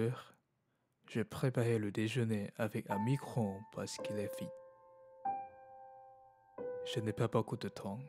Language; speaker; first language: French; non-native, learner; Cantonese